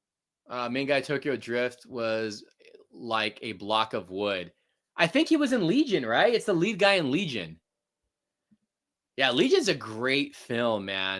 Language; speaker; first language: English; native; English